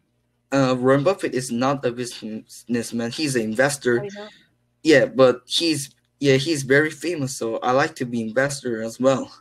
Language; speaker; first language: English; non-native, learner; Korean